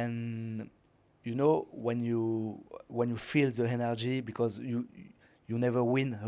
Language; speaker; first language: English; non-native, learner; French